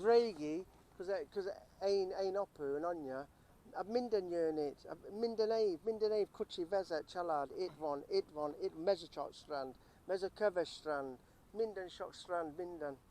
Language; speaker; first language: Hungarian; early bilingual, heritage; English